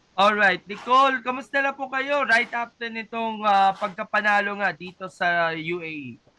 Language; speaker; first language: Filipino; native; Filipino